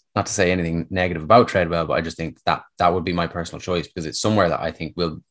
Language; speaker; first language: English; native; English